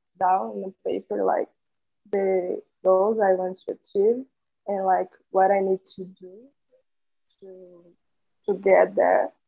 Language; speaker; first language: English; non-native, learner; Portuguese